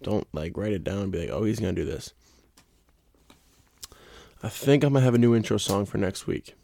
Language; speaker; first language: English; native; English